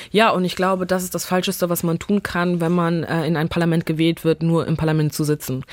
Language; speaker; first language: German; early bilingual, other home language; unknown